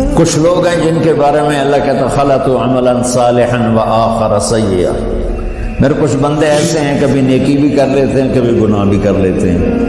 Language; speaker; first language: Urdu; non-native, local second language; Punjabi